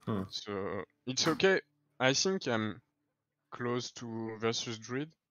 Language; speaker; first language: English; non-native, learner; French